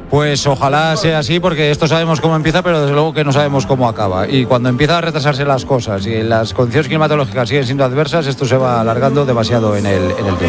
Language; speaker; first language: Spanish; native; Spanish